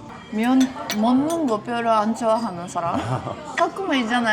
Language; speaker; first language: Korean; non-native, fluent; Japanese